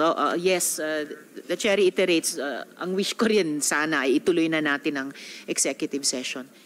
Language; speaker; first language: Filipino; native; Filipino